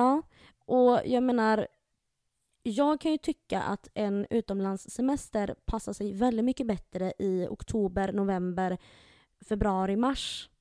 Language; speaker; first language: Swedish; native; Swedish